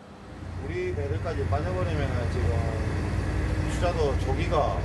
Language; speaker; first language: Korean; native; Korean